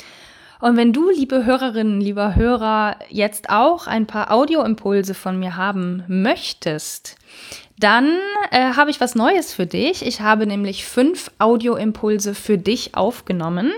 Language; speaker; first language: German; native; German